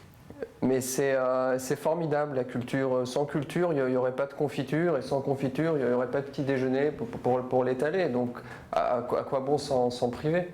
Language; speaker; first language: French; native; French